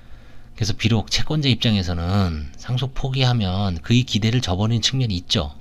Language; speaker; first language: Korean; native; Korean